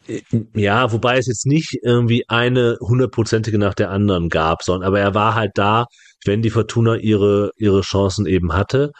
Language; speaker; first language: German; native; German